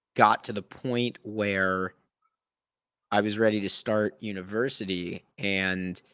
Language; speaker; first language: English; native; English